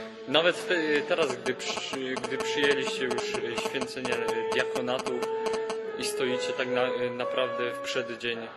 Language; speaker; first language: Polish; native; Polish